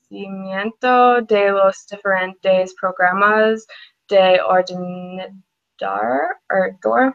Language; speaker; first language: Spanish; non-native, learner; English